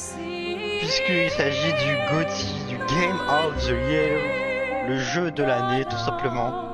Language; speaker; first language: French; native; French